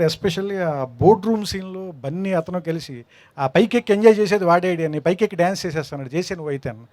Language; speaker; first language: Telugu; native; Telugu